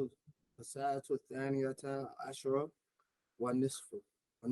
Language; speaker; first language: Arabic; non-native, learner; English